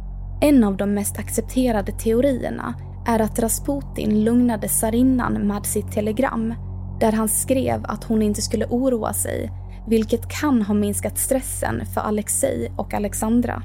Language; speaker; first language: Swedish; native; Swedish